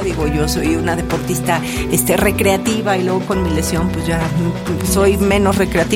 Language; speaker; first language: Spanish; native; Spanish